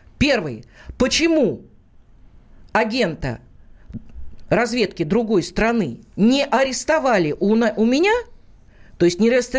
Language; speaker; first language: Russian; native; Russian